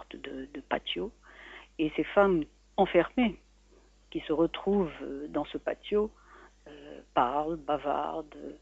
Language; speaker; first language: French; native; French